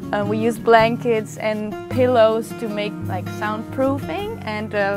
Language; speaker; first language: English; non-native, fluent; Dutch